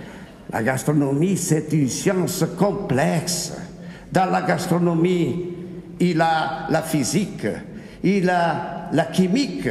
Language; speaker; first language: French; non-native, fluent; Italian